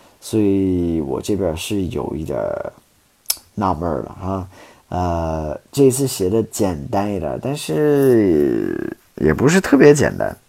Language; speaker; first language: Chinese; non-native, fluent; English